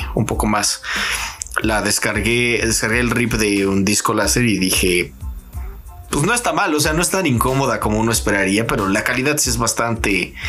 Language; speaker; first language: Spanish; native; Spanish